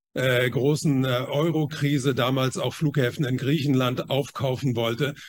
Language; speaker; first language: German; non-native, fluent; Chinese